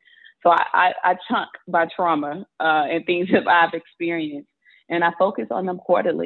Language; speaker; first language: English; native; English